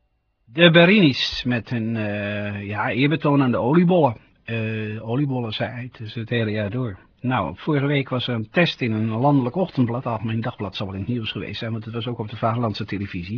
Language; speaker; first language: Dutch; native; Dutch